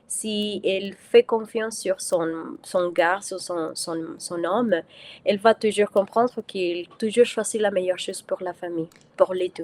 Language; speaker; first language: French; non-native, fluent; Spanish